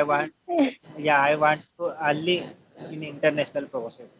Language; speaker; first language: English; non-native, learner; Hindi